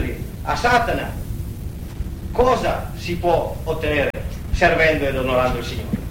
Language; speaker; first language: Italian; native; Italian